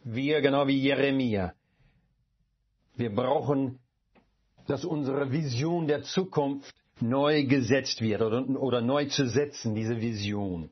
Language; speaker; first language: German; non-native, fluent; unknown